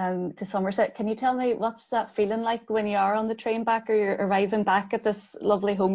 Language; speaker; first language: English; native; English